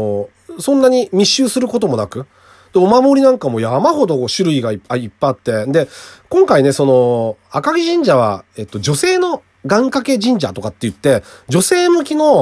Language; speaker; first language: Japanese; native; Japanese